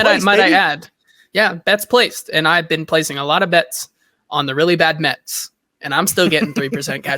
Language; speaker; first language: English; native; English